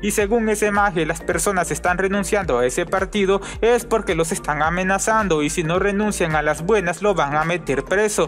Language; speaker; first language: Spanish; native; Spanish